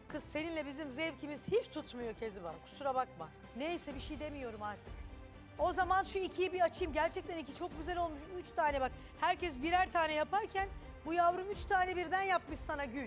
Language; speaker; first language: Turkish; native; Turkish